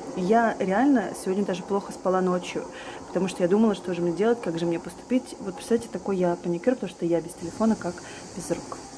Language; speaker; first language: Russian; native; Russian